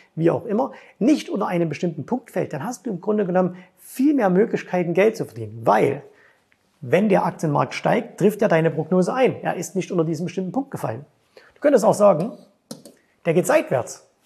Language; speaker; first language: German; native; German